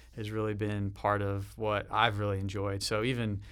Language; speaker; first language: English; native; English